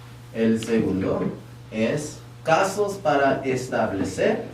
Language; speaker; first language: Spanish; early bilingual, heritage; Spanish